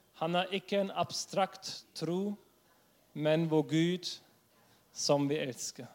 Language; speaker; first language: Norwegian; non-native, fluent; English